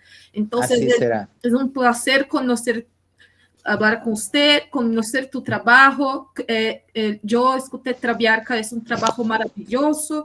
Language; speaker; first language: Spanish; non-native, learner; Portuguese